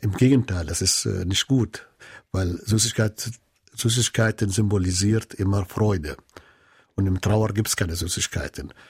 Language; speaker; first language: German; non-native, fluent; Arabic